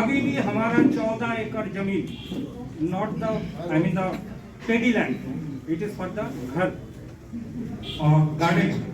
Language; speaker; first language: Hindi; non-native, learner; Bangla